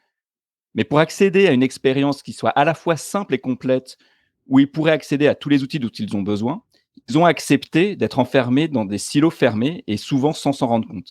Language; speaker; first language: French; native; French